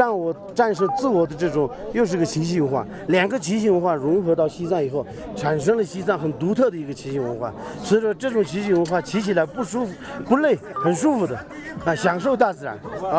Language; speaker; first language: Chinese; non-native, local second language; Tibetan